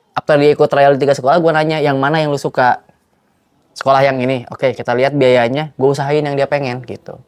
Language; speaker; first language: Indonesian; native; Indonesian